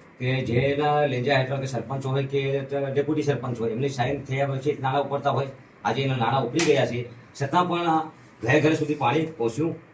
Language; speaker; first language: Gujarati; native; Gujarati